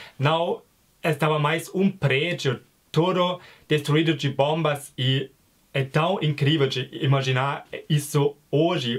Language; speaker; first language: Portuguese; non-native, fluent; German